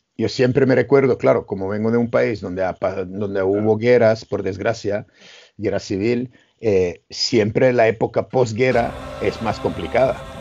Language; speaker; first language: Spanish; non-native, fluent; Serbian